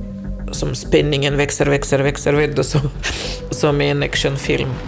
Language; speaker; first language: Swedish; non-native, fluent; Russian